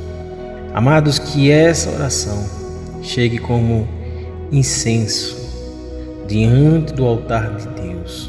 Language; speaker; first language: Portuguese; native; Portuguese